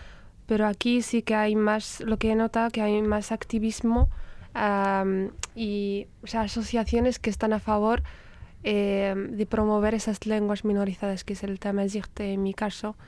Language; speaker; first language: Spanish; non-native, fluent; Riffian